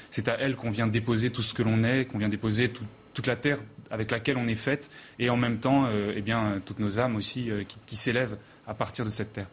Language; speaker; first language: French; native; French